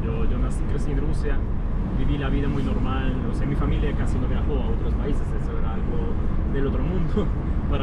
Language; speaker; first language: Spanish; non-native, fluent; Russian